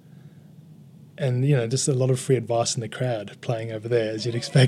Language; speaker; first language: English; native; English